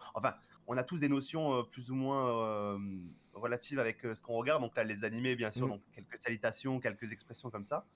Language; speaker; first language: French; native; French